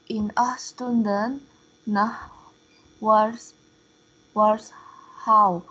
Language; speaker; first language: German; non-native, learner; Indonesian